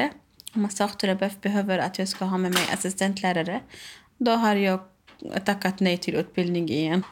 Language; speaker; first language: Swedish; non-native, learner; Arabic